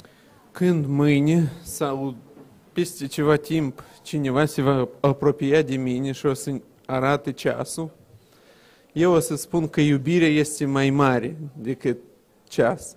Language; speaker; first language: Romanian; non-native, local second language; Russian